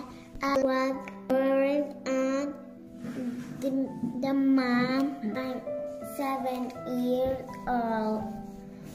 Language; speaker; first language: English; non-native, learner; Arabic